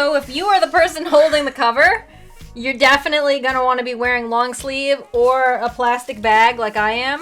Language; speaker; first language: English; native; English